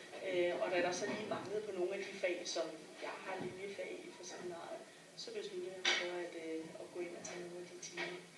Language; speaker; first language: Danish; native; Danish